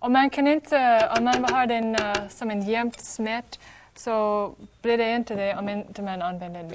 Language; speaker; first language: Swedish; non-native, fluent; English